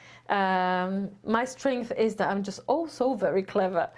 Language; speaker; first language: English; non-native, fluent; Polish